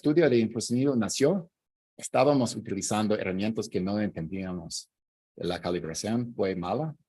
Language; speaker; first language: Spanish; non-native, fluent; English